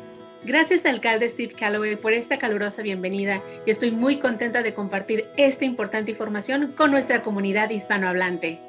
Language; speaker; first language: Spanish; native; Spanish